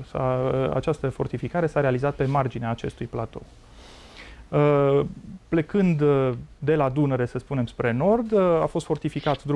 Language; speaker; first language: Romanian; native; Romanian